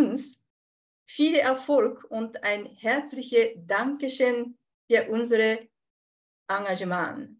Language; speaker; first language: German; non-native, fluent; Japanese